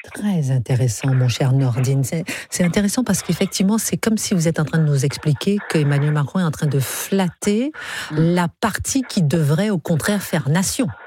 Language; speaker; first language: French; native; French